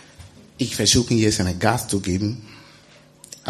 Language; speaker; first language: German; non-native, learner; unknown